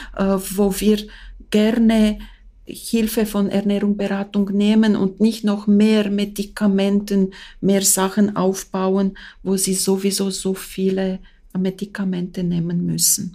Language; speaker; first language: German; non-native, fluent; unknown